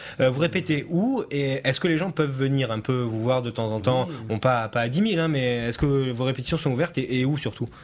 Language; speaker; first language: French; native; French